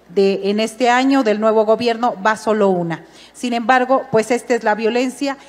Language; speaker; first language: Spanish; native; Spanish